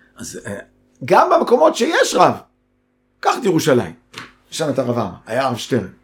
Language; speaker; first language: Hebrew; native; Hebrew